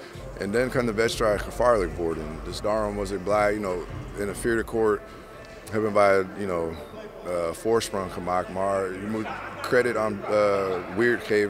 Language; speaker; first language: Dutch; non-native, fluent; English